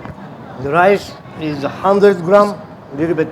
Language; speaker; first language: English; non-native, learner; Japanese